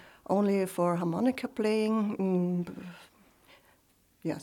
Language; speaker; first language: English; non-native, fluent; German